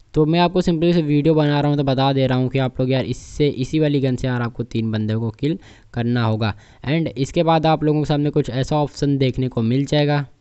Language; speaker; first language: Hindi; native; Hindi